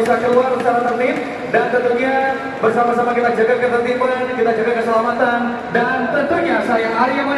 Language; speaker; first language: Indonesian; native; Indonesian